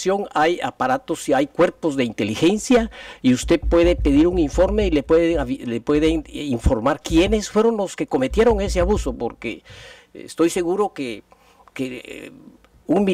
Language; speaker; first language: Spanish; native; Spanish